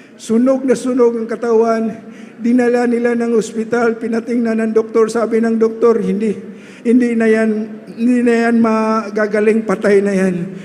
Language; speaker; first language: Filipino; non-native, local second language; Cebuano